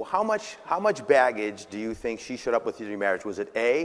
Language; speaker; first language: English; native; English